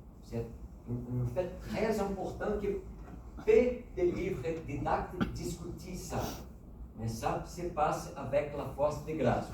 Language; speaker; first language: French; non-native, fluent; Portuguese